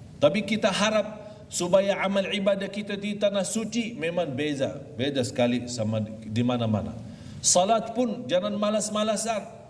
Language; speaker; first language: Malay; non-native, fluent; Arabic